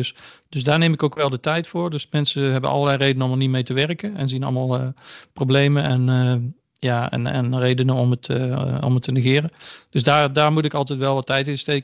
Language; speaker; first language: Dutch; native; Dutch